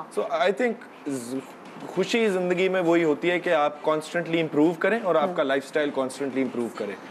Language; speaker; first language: Urdu; native; Urdu